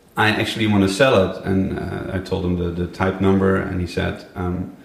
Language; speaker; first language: English; non-native, fluent; Dutch